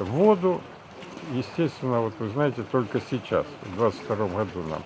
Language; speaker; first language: Russian; native; Russian